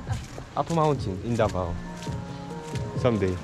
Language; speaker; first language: English; non-native, learner; Korean